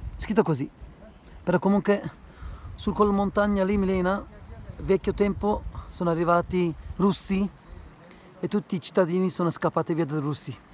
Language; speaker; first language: Italian; non-native, learner; Turkish